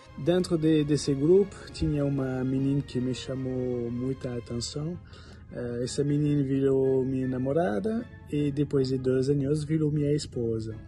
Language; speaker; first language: Portuguese; non-native, fluent; French